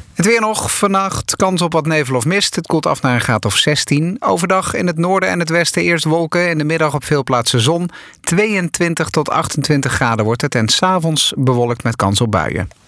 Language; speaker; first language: Dutch; native; Dutch